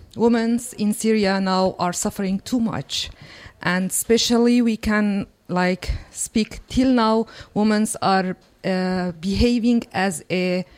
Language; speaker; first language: English; non-native, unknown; Kurdish